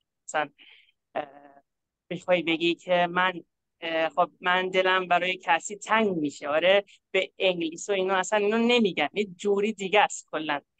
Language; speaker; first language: Persian; non-native, fluent; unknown